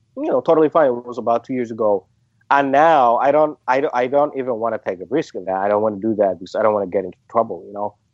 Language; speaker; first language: English; non-native, fluent; Somali